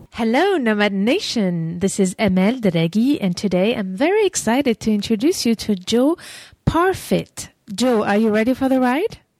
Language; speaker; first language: English; non-native, fluent; French